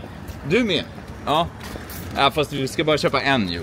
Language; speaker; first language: Swedish; native; Swedish